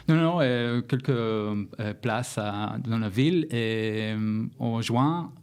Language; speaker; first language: French; non-native, learner; Hebrew